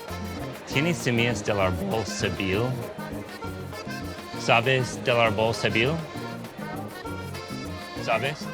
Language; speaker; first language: Spanish; non-native, learner; English